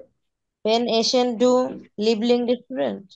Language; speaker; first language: German; non-native, learner; Bangla